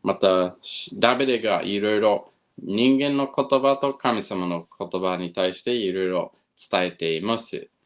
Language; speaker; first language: Japanese; non-native, fluent; English